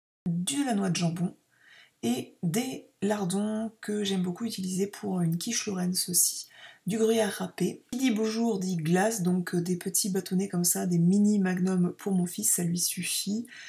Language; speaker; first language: French; native; French